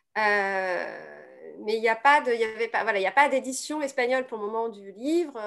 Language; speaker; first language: French; native; French